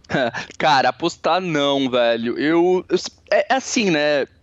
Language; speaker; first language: Portuguese; native; Portuguese